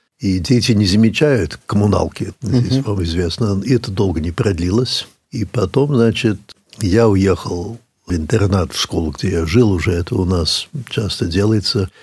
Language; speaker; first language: Russian; early bilingual, heritage; English